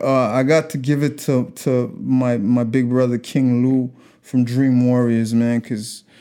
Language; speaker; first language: English; native; English